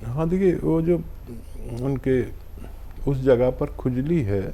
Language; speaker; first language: Hindi; native; Hindi